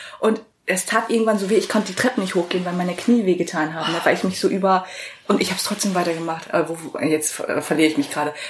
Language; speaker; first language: German; early bilingual, other home language; Vietnamese